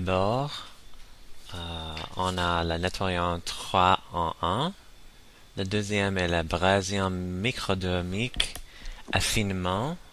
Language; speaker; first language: French; non-native, learner; English